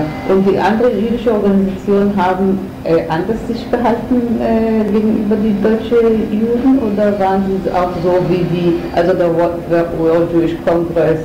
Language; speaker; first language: German; non-native, fluent; Hebrew